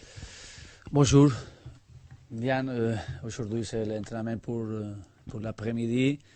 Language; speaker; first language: French; non-native, learner; Spanish